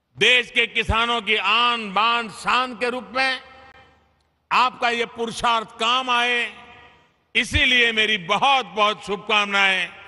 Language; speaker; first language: Hindi; non-native, local second language; Gujarati